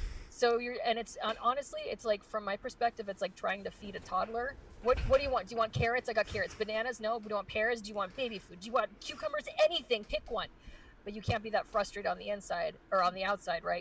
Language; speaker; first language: English; early bilingual, other home language; Spanish